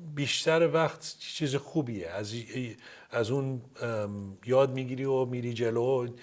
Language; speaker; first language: Persian; early bilingual, heritage; Persian